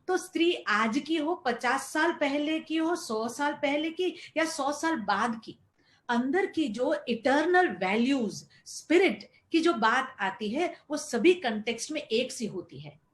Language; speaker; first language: Hindi; non-native, local second language; Gujarati